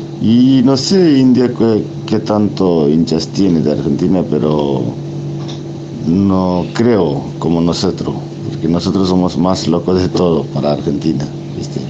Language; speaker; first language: Spanish; non-native, fluent; Bangla